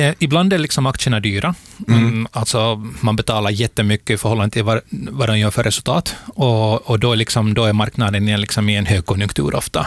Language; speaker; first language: Swedish; native; Swedish